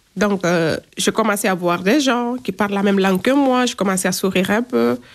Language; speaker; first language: French; non-native, local second language; Fula